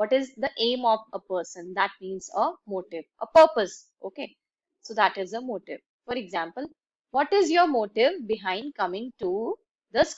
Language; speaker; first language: English; non-native, local second language; Hindi